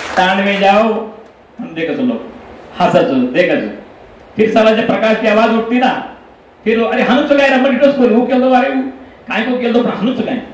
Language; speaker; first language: Hindi; non-native, local second language; Telugu